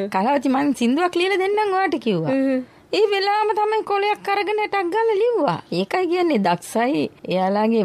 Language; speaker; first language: Sinhala; non-native, local second language; Tamil